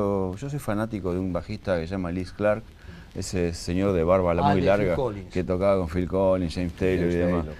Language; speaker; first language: Spanish; native; Spanish